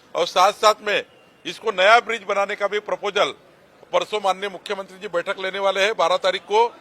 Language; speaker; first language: Hindi; non-native, local second language; Marathi